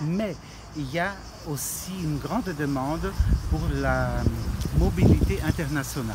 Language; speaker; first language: French; non-native, fluent; Portuguese